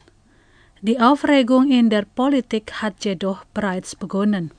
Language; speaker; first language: German; non-native, fluent; Indonesian